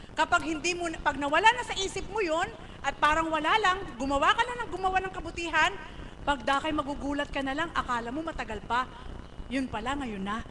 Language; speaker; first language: Filipino; native; Filipino